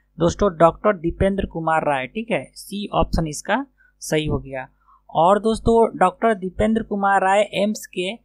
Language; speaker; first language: Hindi; native; Hindi